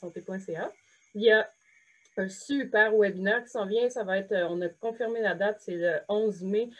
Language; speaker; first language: French; native; French